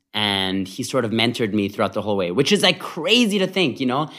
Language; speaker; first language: English; early bilingual, other home language; Hebrew